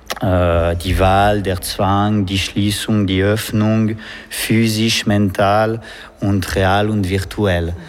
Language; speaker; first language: German; non-native, local second language; French